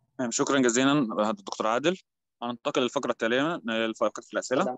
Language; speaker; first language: Arabic; native; Arabic